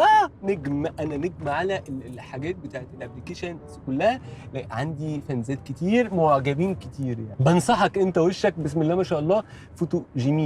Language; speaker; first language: Arabic; native; Arabic